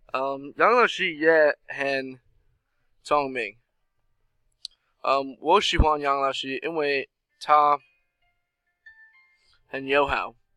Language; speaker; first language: Chinese; non-native, learner; English